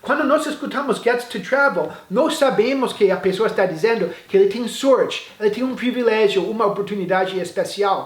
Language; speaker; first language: Portuguese; non-native, fluent; English